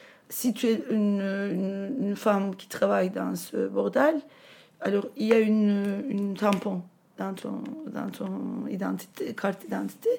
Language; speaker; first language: French; non-native, fluent; Turkish